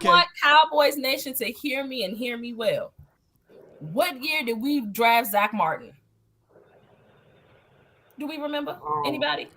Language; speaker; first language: English; native; English